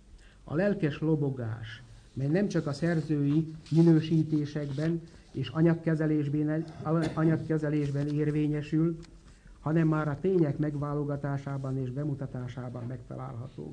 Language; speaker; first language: Hungarian; native; Hungarian